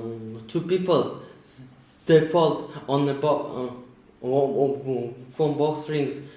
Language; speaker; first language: English; non-native, learner; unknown